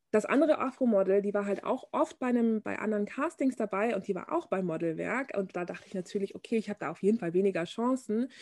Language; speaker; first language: German; native; German